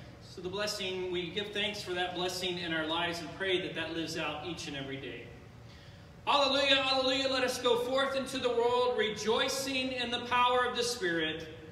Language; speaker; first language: English; native; English